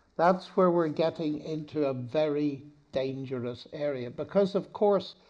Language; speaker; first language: English; native; English